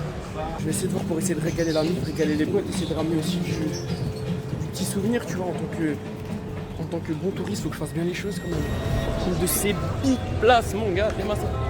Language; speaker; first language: French; native; French